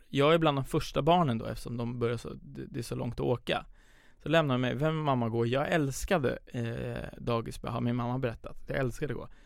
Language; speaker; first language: Swedish; early bilingual, other home language; Persian